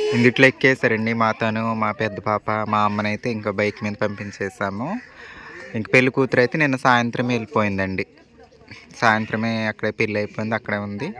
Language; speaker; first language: Telugu; native; Telugu